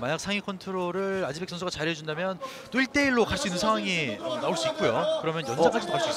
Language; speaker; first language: Korean; native; Korean